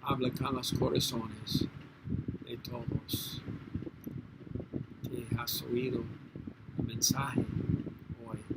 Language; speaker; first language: Spanish; non-native, learner; English